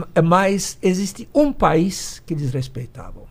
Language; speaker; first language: Portuguese; early bilingual, other home language; Hungarian